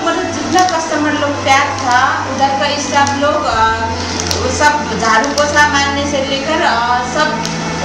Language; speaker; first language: Hindi; non-native, fluent; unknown